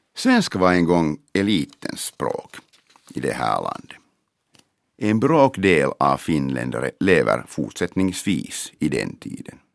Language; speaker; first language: Swedish; non-native, local second language; Finnish